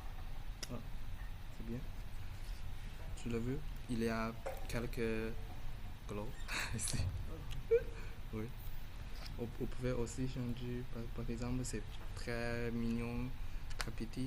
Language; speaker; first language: French; non-native, learner; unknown